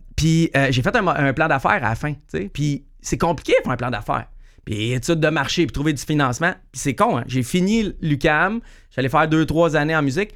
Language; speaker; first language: French; native; French